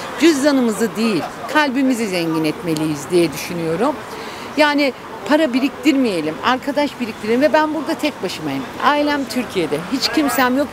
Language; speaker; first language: Turkish; native; Turkish